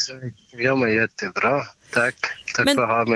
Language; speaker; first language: Swedish; non-native, learner; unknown